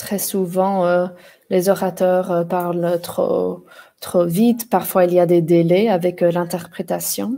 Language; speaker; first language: French; non-native, fluent; English